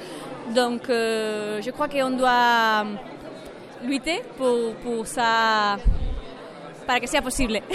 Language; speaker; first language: French; non-native, learner; Spanish